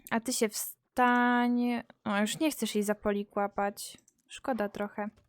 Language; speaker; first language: Polish; native; Polish